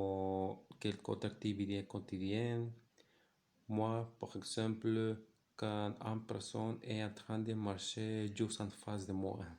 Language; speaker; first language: French; non-native, learner; Spanish